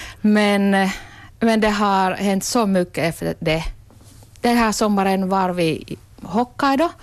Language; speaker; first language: Swedish; non-native, local second language; Finnish